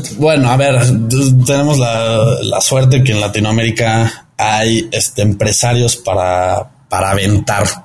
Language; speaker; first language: Spanish; early bilingual, heritage; Spanish